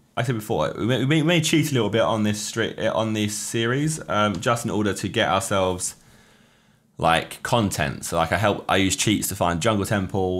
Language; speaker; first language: English; native; English